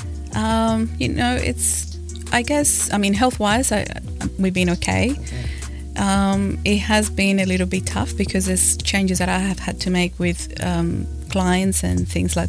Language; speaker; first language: English; non-native, fluent; Spanish